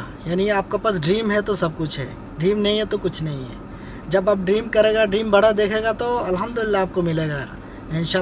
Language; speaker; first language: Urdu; non-native, learner; Bangla